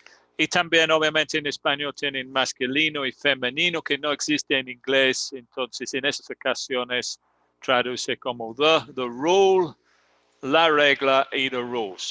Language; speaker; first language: Spanish; non-native, fluent; English